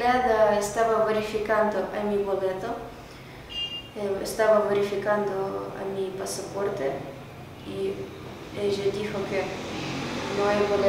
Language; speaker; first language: Spanish; non-native, learner; Ukrainian